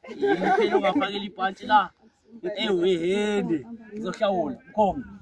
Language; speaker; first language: Zulu; native; Zulu